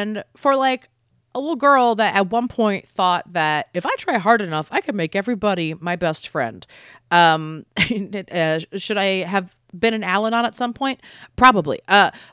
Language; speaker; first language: English; native; English